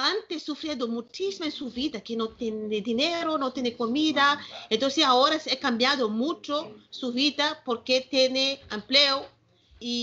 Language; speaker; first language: Spanish; non-native, learner; Malagasy